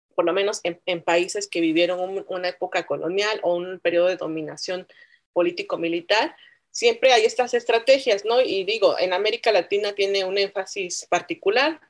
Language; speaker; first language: Spanish; native; Spanish